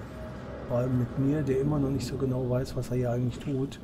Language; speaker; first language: German; native; German